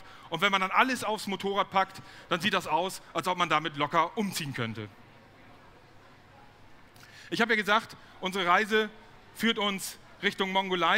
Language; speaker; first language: German; native; German